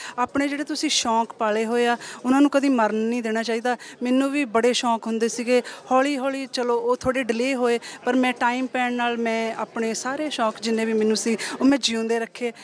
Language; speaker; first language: Punjabi; native; Punjabi